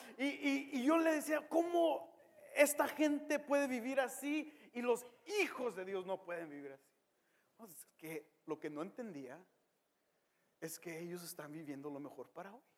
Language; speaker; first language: Spanish; early bilingual, heritage; Spanish